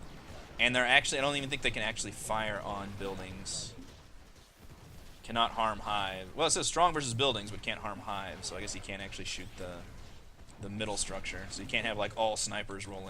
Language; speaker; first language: English; native; English